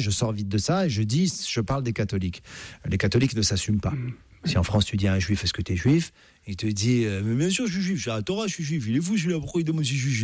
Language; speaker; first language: French; native; French